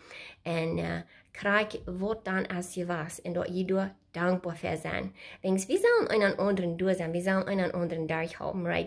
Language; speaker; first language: German; non-native, learner; Plautdietsch